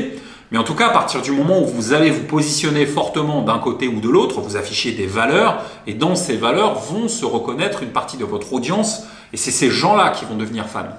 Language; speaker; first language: French; native; French